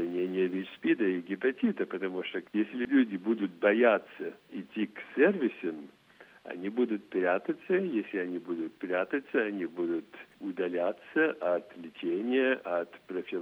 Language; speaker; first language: Russian; non-native, fluent; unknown